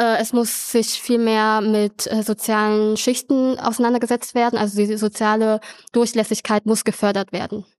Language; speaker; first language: German; early bilingual, other home language; Vietnamese